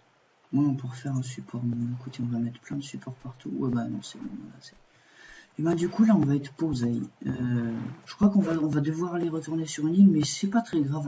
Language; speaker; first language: French; native; French